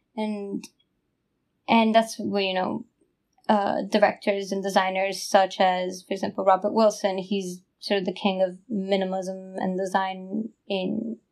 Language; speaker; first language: English; non-native, fluent; Italian